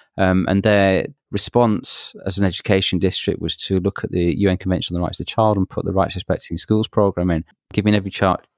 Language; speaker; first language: English; native; English